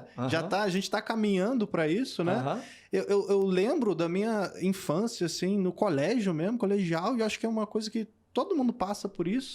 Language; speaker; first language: Portuguese; native; Portuguese